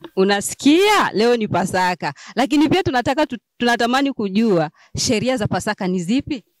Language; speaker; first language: Swahili; native; Swahili